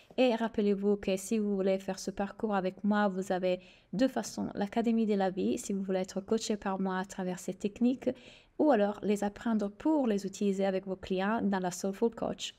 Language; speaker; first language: French; native; French